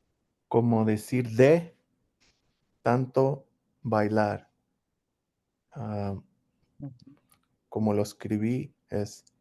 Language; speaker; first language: Spanish; early bilingual, heritage; English